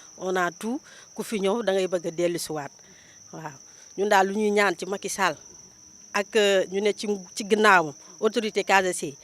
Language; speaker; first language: Wolof; non-native, local second language; Jola-Fonyi